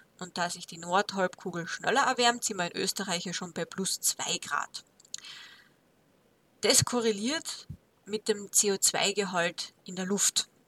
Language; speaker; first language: German; native; German